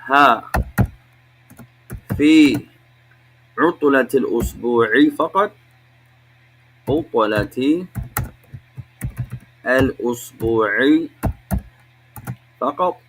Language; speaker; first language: Arabic; non-native, fluent; English